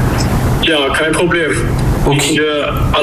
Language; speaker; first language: German; non-native, learner; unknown